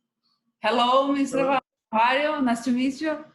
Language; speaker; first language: English; non-native, learner; Portuguese